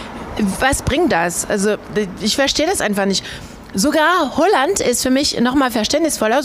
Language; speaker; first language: German; non-native, fluent; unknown